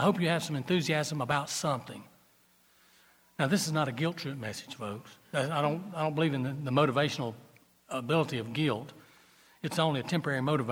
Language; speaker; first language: English; native; English